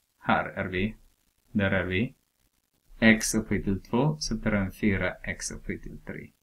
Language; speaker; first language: Swedish; non-native, fluent; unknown